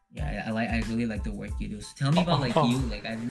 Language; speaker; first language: English; early bilingual, other home language; Hindi